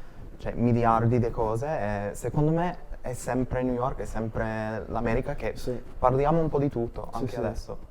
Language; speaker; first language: Italian; non-native, fluent; English